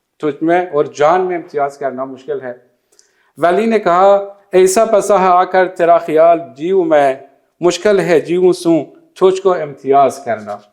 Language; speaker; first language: Urdu; non-native, fluent; Persian